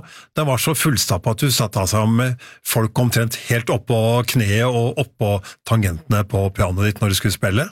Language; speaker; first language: Norwegian; native; Norwegian